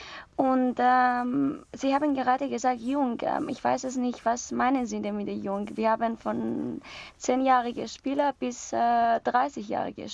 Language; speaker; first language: German; non-native, learner; Persian